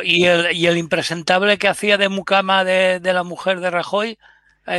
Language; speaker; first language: Spanish; native; Spanish